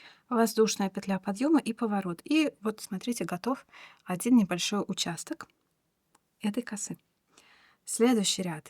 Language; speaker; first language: Russian; native; Russian